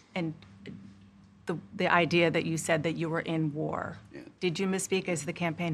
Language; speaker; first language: English; native; English